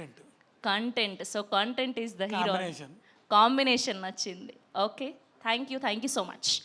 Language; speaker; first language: Telugu; native; Telugu